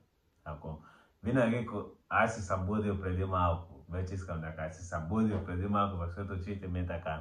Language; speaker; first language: Bulgarian; non-native, learner; Portuguese